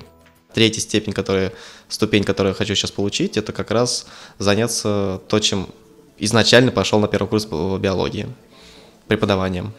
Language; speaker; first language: Russian; native; Russian